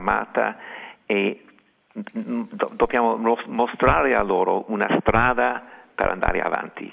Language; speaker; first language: Italian; non-native, fluent; English